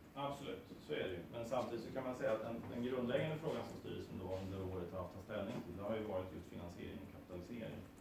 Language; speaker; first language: Swedish; native; Swedish